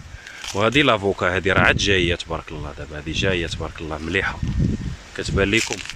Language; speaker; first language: Arabic; native; Arabic